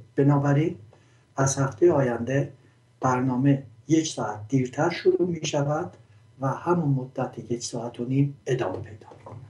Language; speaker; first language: Persian; non-native, local second language; Azerbaijani